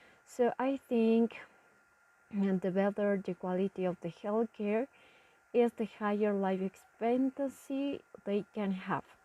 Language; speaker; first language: English; non-native, learner; Spanish